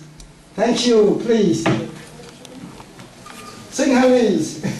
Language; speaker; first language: English; non-native, fluent; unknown